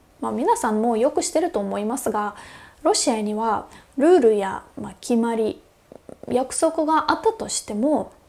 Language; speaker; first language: Japanese; non-native, fluent; Russian